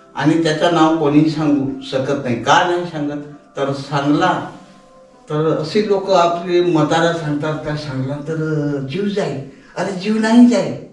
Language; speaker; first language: Marathi; non-native, local second language; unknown